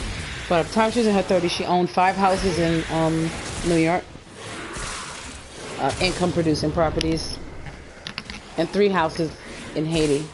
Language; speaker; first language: English; native; English